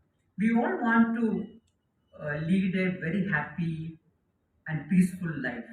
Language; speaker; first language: English; non-native, local second language; Malayalam